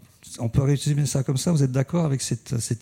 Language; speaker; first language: French; native; French